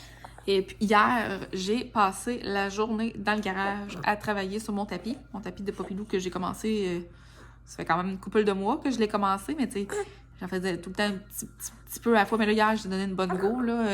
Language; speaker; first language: French; native; French